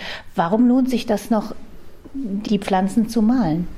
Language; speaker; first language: German; native; German